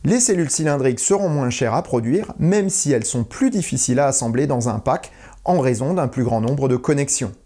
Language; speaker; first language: French; native; French